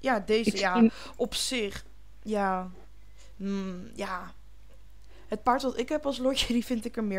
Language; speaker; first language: Dutch; native; Dutch